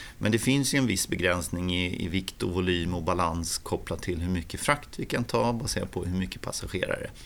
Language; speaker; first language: Swedish; native; Swedish